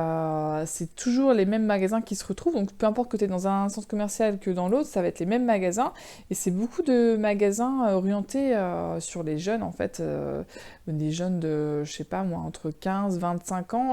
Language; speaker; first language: French; native; French